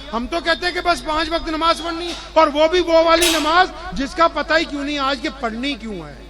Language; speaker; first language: Urdu; non-native, local second language; Punjabi